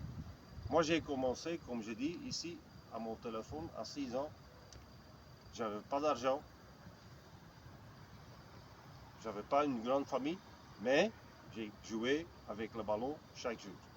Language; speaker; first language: French; non-native, fluent; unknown